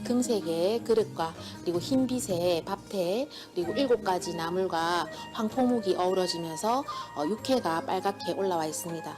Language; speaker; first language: Korean; native; Korean